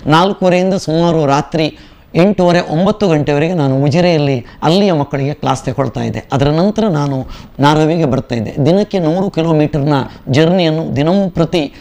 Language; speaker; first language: Kannada; native; Kannada